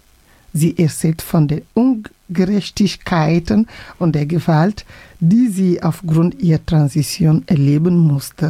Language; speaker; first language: German; non-native, fluent; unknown